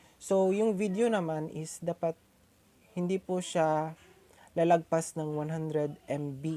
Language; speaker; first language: Filipino; non-native, local second language; Cebuano